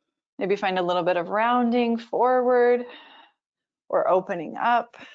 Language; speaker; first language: English; native; English